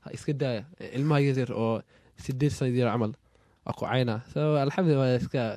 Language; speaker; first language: Somali; early bilingual, heritage; Somali